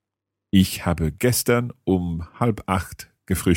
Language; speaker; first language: German; non-native, learner; English